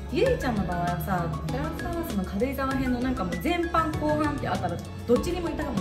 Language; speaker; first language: Japanese; native; Japanese